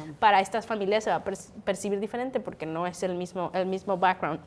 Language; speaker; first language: Spanish; native; Spanish